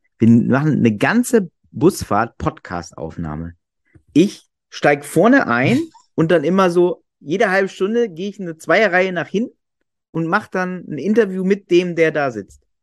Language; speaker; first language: German; native; German